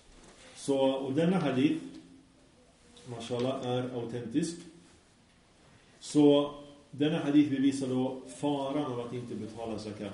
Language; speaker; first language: Swedish; early bilingual, other home language; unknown